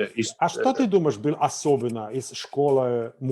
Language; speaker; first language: Russian; non-native, fluent; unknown